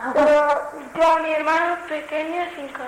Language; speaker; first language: Spanish; non-native, learner; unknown